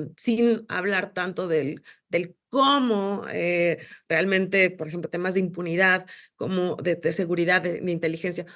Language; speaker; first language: Spanish; native; Spanish